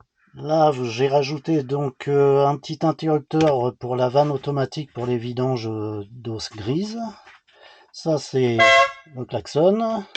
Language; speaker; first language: French; native; French